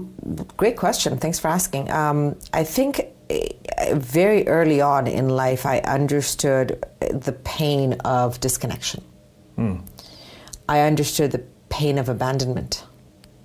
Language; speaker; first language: English; native; English